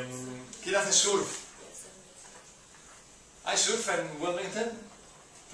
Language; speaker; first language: Spanish; non-native, fluent; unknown